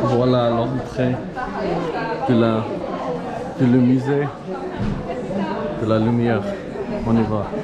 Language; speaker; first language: French; non-native, learner; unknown